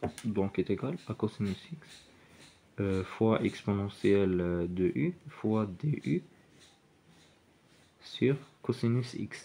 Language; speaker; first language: French; non-native, local second language; Arabic